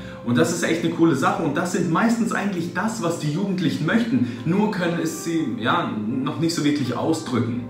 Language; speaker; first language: German; early bilingual, other home language; Russian